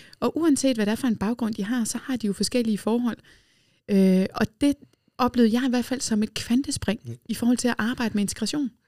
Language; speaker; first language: Danish; native; Danish